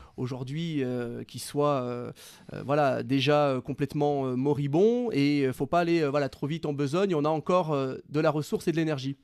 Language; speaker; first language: French; native; French